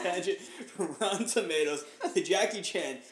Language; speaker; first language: English; early bilingual, other home language; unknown